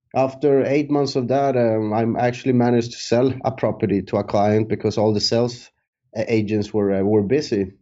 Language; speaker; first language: English; early bilingual, other home language; Spanish